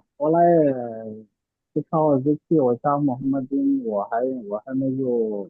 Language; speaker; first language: Chinese; non-native, learner; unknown